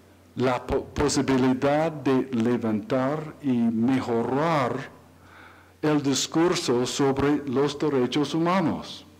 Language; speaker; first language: Spanish; non-native, learner; English